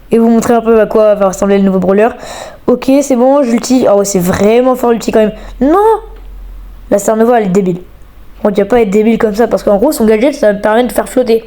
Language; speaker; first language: French; native; French